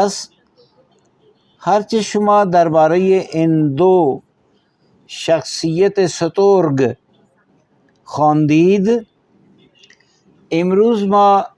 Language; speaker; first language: Persian; non-native, fluent; Urdu